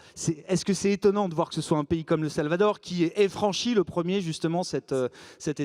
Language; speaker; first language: French; native; French